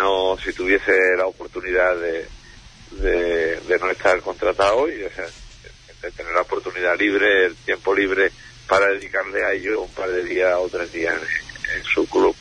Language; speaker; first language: Spanish; native; Spanish